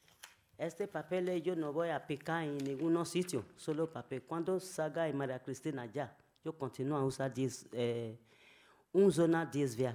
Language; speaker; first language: Spanish; non-native, learner; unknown